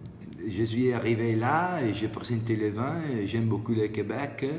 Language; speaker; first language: French; non-native, learner; Italian